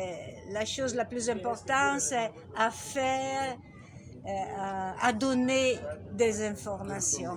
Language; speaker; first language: French; non-native, learner; Italian